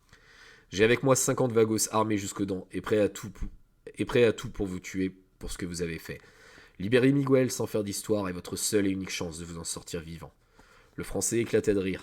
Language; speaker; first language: French; native; French